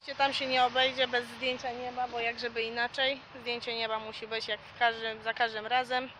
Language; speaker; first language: Polish; native; Polish